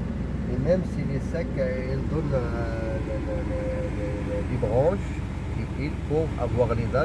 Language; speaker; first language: French; non-native, local second language; Arabic